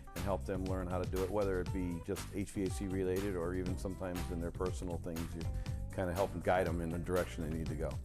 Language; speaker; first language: English; native; English